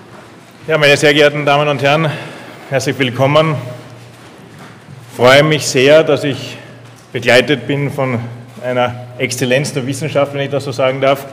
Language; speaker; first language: German; native; German